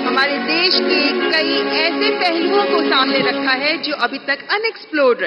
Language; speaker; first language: Hindi; native; Hindi